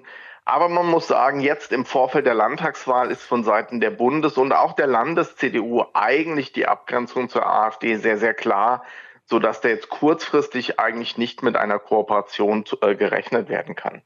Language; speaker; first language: German; native; German